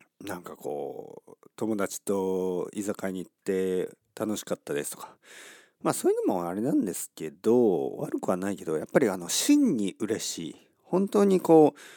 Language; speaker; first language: Japanese; native; Japanese